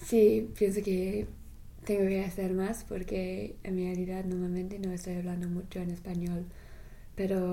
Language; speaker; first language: Spanish; non-native, learner; English